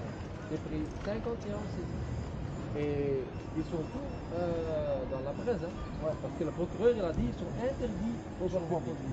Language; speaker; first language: French; non-native, local second language; Dutch